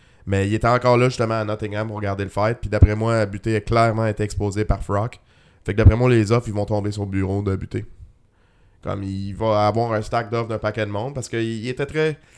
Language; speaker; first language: French; native; French